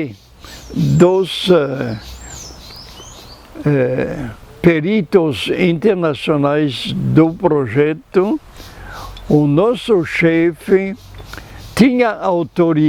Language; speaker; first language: Portuguese; non-native, fluent; French